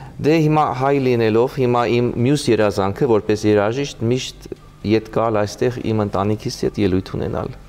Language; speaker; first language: Armenian; native; Armenian